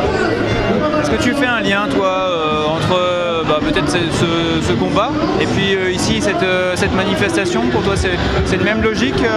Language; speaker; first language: French; native; French